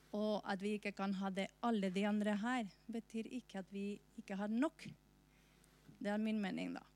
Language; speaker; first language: Norwegian; non-native, fluent; Spanish